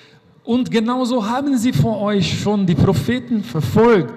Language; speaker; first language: German; non-native, fluent; Portuguese